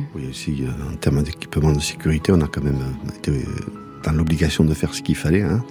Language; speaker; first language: French; native; French